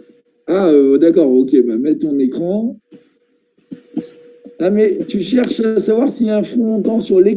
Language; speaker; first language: French; native; French